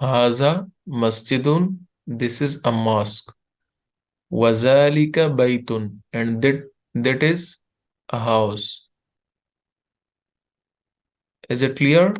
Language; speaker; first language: English; non-native, fluent; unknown